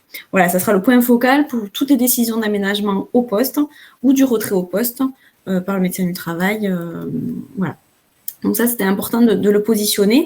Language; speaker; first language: French; native; French